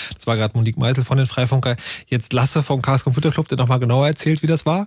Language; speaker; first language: German; native; German